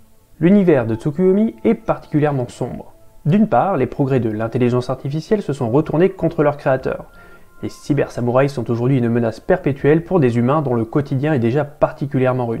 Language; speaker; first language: French; native; French